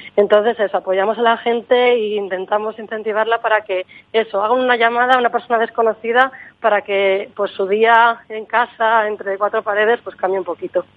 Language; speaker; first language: Spanish; native; Spanish